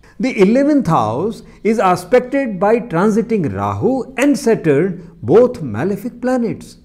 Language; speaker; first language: English; non-native, local second language; Hindi